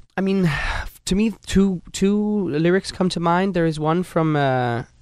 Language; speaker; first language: English; non-native, fluent; Danish